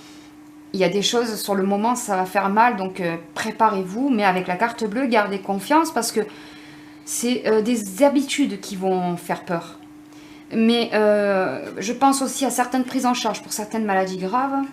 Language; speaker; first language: French; native; French